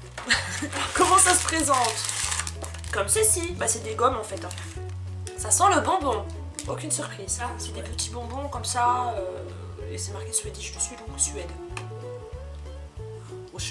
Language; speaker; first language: French; native; French